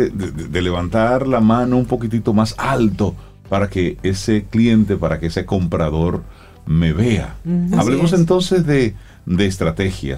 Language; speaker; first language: Spanish; native; Spanish